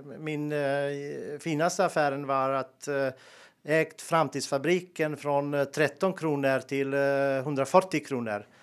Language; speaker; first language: Swedish; non-native, fluent; Serbian